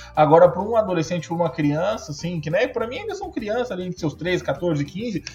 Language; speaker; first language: Portuguese; native; Portuguese